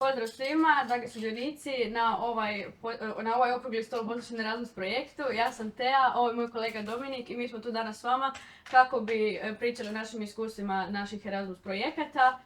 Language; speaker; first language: Croatian; native; Croatian